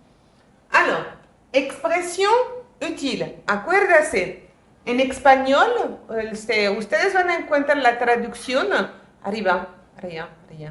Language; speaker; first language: Spanish; non-native, fluent; French